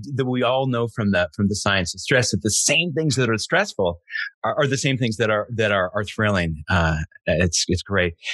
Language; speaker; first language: English; native; English